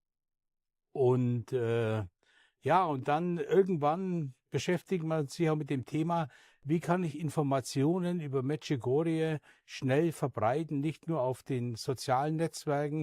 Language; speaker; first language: German; native; German